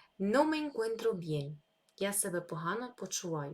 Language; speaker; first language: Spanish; non-native, fluent; Ukrainian